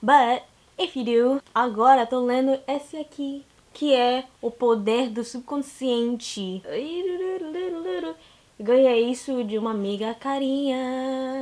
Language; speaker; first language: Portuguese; non-native, learner; English